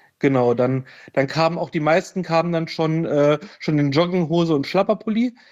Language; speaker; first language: German; native; German